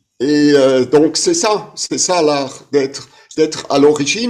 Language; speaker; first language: French; non-native, fluent; German